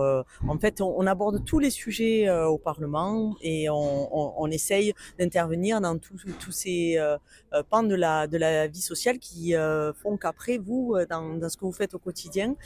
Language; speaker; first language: French; native; French